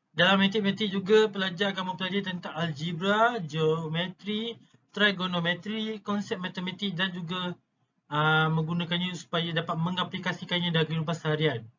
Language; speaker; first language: Malay; native; Malay